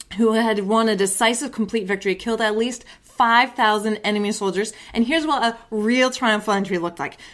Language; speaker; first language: English; native; English